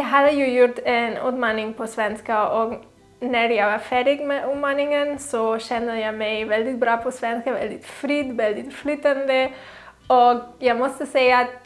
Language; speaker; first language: Swedish; non-native, fluent; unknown